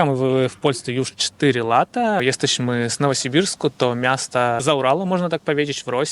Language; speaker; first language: Polish; non-native, learner; Russian